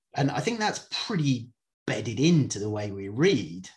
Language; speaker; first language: English; native; English